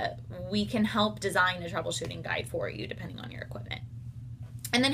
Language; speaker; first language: English; native; English